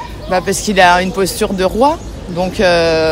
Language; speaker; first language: French; native; French